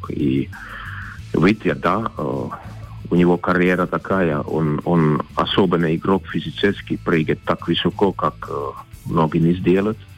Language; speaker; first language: Russian; non-native, fluent; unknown